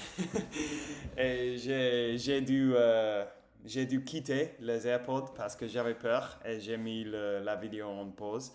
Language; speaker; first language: French; non-native, fluent; English